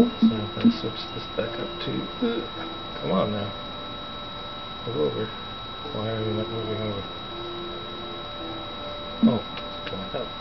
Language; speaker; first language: English; native; English